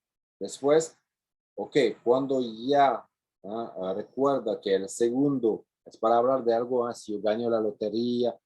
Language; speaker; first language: Spanish; non-native, fluent; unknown